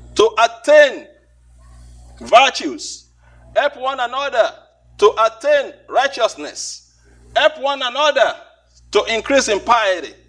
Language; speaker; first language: English; non-native, local second language; Yoruba